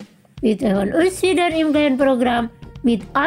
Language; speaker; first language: German; non-native, fluent; Indonesian